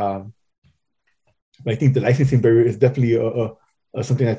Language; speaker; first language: English; native; English